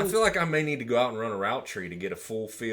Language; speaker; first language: English; native; English